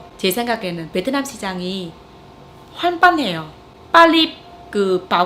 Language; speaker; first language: Korean; non-native, fluent; Vietnamese